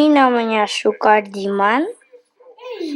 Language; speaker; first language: Indonesian; early bilingual, heritage; Dutch